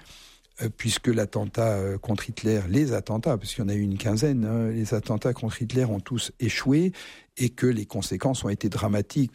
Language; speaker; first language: French; native; French